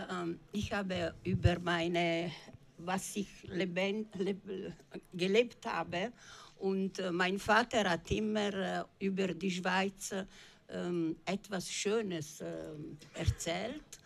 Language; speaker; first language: German; non-native, learner; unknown